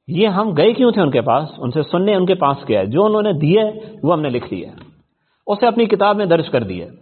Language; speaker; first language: Urdu; non-native, local second language; Punjabi